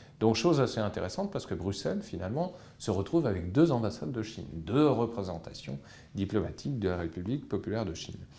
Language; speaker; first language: French; native; French